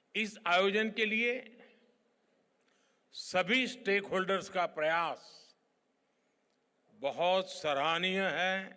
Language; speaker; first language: Hindi; non-native, local second language; Gujarati